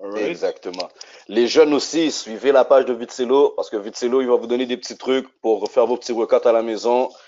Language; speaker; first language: French; native; French